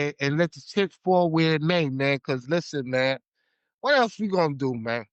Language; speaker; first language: English; native; English